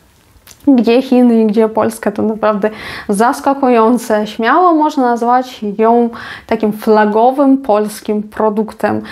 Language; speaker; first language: Polish; non-native, fluent; Ukrainian